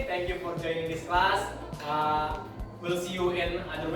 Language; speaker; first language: English; non-native, learner; Indonesian